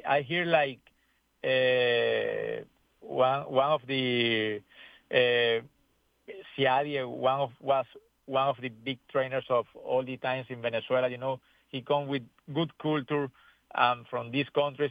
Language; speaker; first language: English; non-native, learner; Spanish